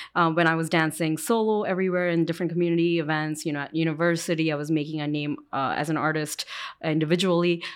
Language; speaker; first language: English; early bilingual, other home language; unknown